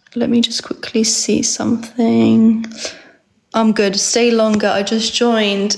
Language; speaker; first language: English; early bilingual, other home language; Georgian